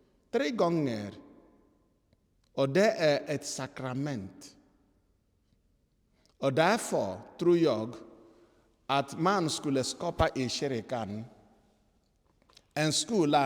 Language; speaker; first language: Swedish; non-native, fluent; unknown